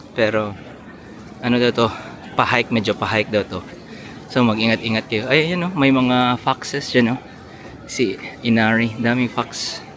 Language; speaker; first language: Filipino; native; Filipino